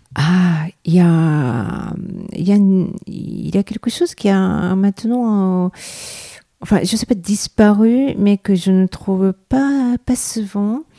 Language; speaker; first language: French; non-native, fluent; Japanese